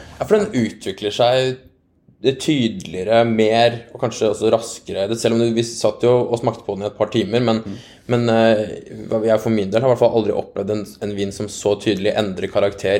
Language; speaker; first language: Norwegian; native; Norwegian